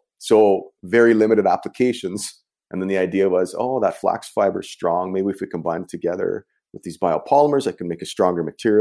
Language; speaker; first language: English; native; English